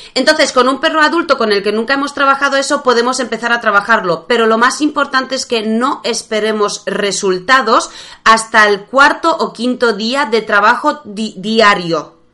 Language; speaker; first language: Spanish; non-native, fluent; Polish